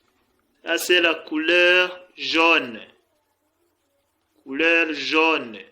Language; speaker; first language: French; non-native, fluent; Kinyarwanda